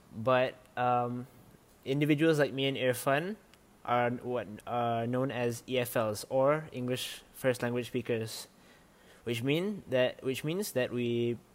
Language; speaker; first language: English; non-native, local second language; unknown